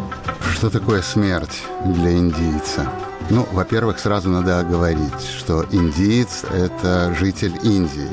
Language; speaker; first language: Russian; native; Russian